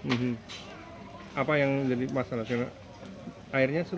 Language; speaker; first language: Indonesian; native; Indonesian